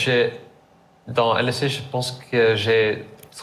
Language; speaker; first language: French; non-native, learner; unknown